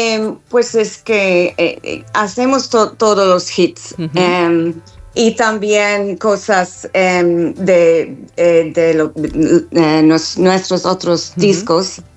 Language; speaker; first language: Spanish; non-native, fluent; English